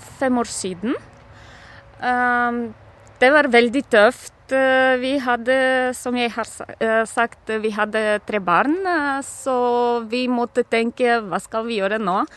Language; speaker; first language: Norwegian; non-native, fluent; Romanian